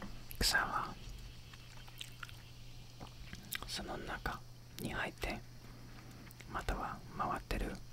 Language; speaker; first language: Japanese; non-native, learner; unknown